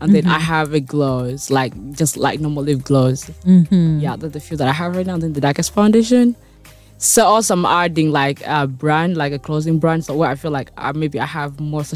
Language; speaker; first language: English; native; English